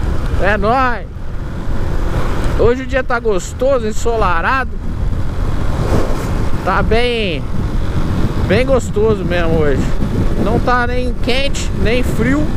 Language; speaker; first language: Portuguese; native; Portuguese